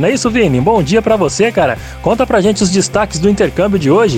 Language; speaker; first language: Portuguese; native; Portuguese